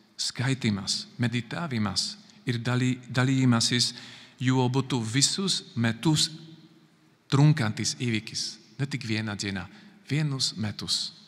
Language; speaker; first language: Lithuanian; non-native, fluent; Slovak